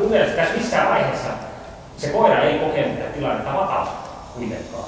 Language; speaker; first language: Finnish; native; Finnish